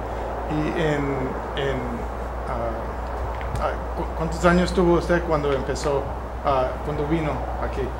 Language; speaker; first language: Spanish; non-native, fluent; English